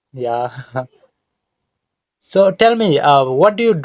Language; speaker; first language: English; non-native, fluent; Bangla